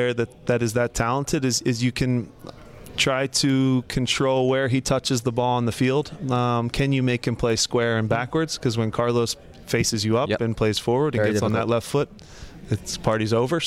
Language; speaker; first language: English; native; English